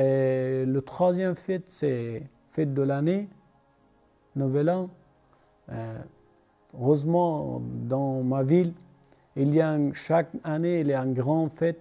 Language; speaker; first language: French; non-native, learner; Persian